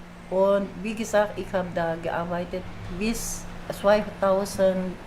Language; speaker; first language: German; non-native, learner; Filipino